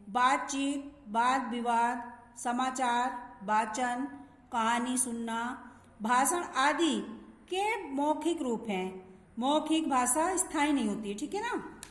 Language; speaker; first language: Hindi; native; Hindi